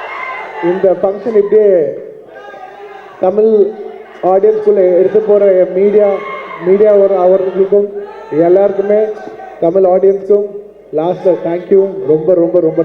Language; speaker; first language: Tamil; non-native, fluent; Telugu